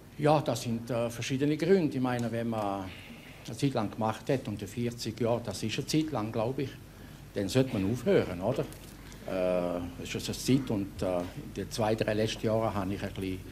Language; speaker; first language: German; non-native, local second language; Romansh